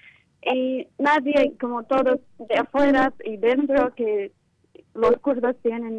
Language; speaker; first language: Spanish; non-native, learner; Kurdish